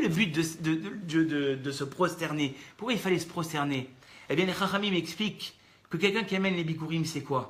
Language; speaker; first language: French; native; French